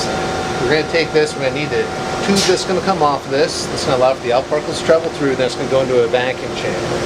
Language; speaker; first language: English; native; English